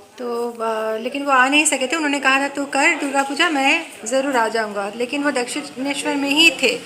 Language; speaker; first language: Hindi; non-native, local second language; Bangla